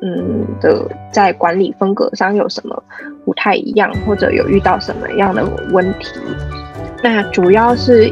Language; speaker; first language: Chinese; non-native, fluent; Vietnamese